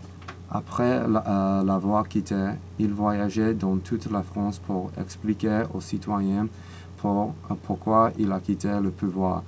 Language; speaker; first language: French; non-native, learner; English